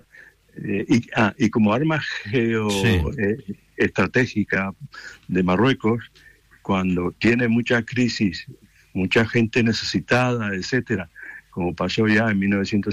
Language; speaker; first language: Spanish; native; Spanish